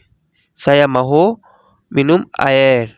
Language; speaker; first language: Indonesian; non-native, learner; Bangla